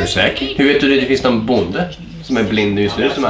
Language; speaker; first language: Swedish; native; Swedish